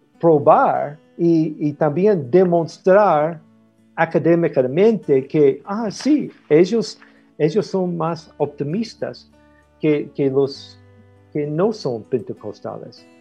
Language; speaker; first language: Spanish; non-native, fluent; English